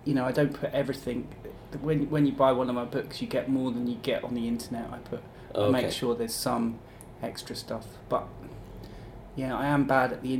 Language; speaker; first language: English; native; English